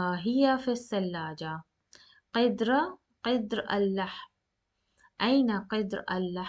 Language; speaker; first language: Arabic; non-native, fluent; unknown